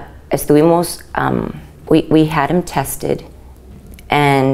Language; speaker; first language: English; early bilingual, other home language; Spanish